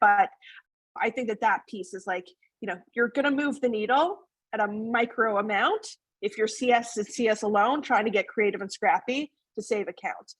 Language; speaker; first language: English; native; English